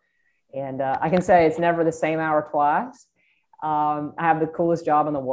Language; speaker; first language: English; native; English